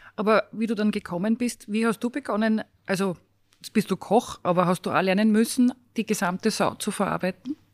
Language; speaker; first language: German; native; German